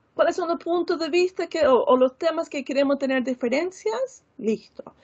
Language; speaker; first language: Spanish; non-native, fluent; English